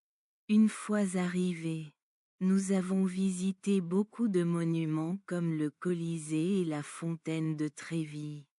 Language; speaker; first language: French; non-native, learner; Bangla